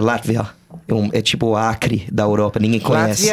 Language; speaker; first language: Portuguese; non-native, fluent; English